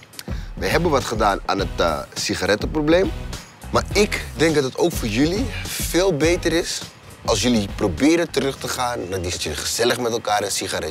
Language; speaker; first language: Dutch; native; Dutch